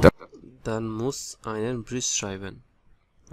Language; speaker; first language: German; non-native, fluent; Bangla